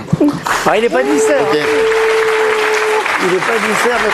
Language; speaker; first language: French; native; French